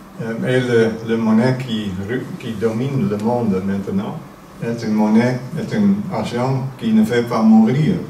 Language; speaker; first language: French; non-native, fluent; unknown